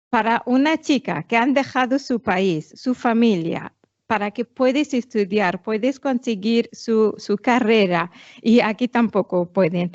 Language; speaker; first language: Spanish; non-native, fluent; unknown